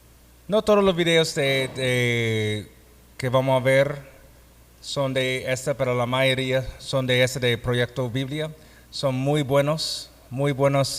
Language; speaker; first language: Spanish; non-native, fluent; English